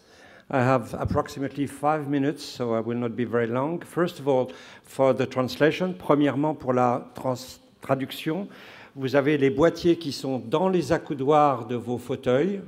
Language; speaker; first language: French; native; French